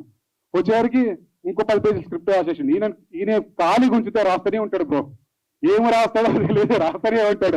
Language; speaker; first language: Telugu; native; Telugu